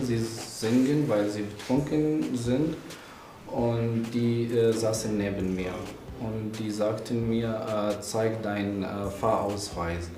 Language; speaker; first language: German; non-native, learner; Arabic